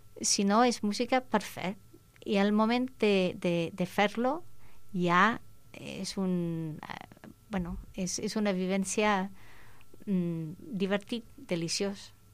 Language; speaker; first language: Catalan; non-native, fluent; English